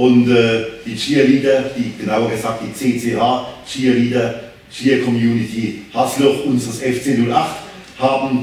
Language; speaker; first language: German; native; German